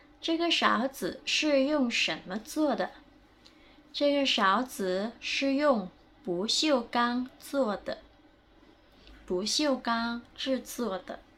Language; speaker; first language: Chinese; non-native, fluent; Indonesian